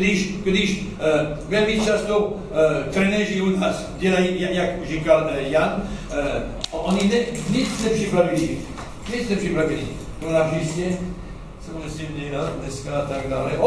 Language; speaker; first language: Czech; non-native, learner; French